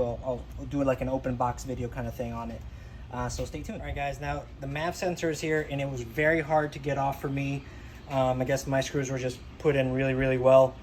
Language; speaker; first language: English; native; English